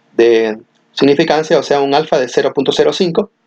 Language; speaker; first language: Spanish; native; Spanish